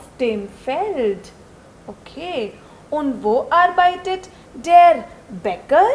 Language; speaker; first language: German; non-native, fluent; Hindi